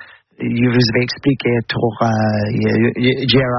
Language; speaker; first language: French; non-native, learner; English